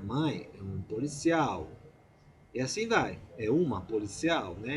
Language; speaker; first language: Portuguese; non-native, fluent; Italian